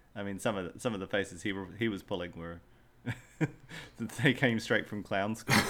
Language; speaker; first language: English; native; English